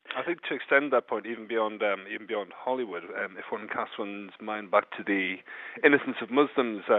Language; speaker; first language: English; native; English